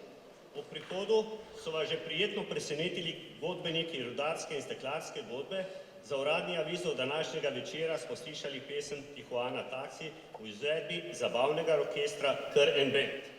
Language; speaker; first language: Slovenian; native; Slovenian